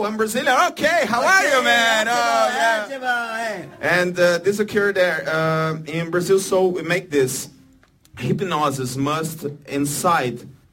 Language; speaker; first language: English; non-native, learner; Portuguese